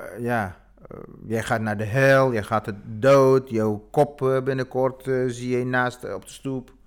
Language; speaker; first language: Dutch; non-native, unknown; Kurdish